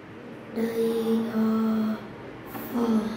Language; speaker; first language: English; non-native, learner; Vietnamese